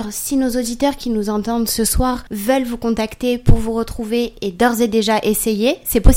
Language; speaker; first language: French; native; French